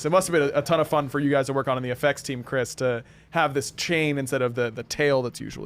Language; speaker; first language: English; native; English